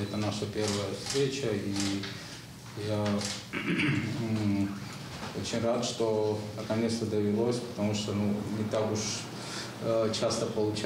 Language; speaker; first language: Ukrainian; non-native, learner; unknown